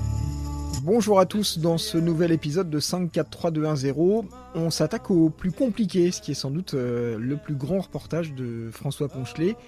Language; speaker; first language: French; native; French